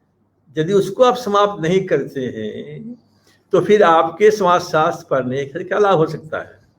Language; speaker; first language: Hindi; native; Hindi